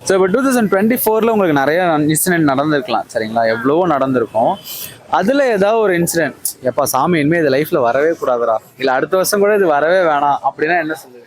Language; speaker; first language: Tamil; native; Tamil